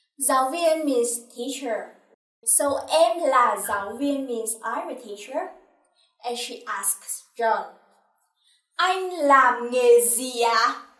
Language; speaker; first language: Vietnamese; native; Vietnamese